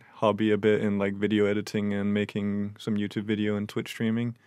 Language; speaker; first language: English; non-native, fluent; Danish